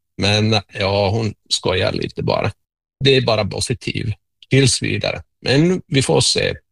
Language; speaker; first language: Swedish; non-native, local second language; Finnish